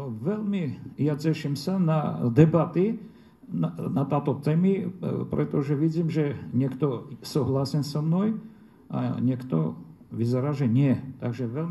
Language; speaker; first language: Slovak; non-native, fluent; Armenian